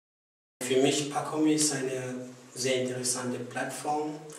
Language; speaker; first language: German; non-native, learner; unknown